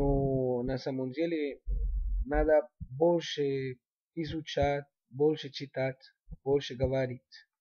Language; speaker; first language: Russian; non-native, learner; Spanish